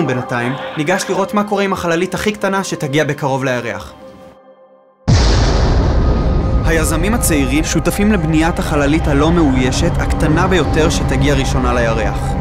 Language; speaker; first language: Hebrew; native; Hebrew